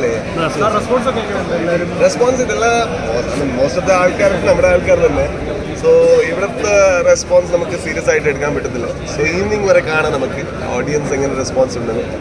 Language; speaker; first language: Malayalam; non-native, learner; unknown